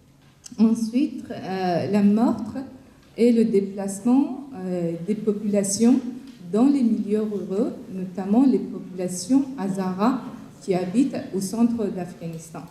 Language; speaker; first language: French; non-native, fluent; Persian